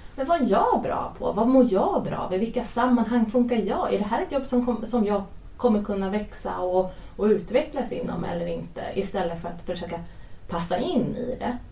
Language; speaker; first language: Swedish; native; Swedish